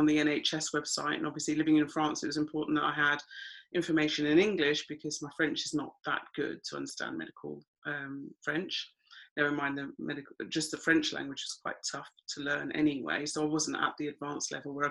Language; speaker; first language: English; native; English